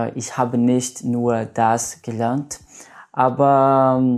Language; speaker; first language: German; non-native, learner; Portuguese